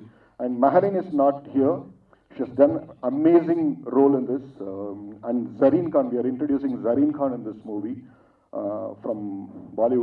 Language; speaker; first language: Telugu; non-native, fluent; Tamil